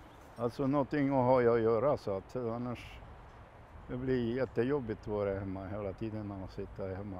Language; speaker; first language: Swedish; non-native, fluent; Macedonian